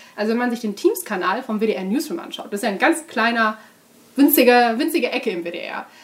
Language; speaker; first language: German; native; German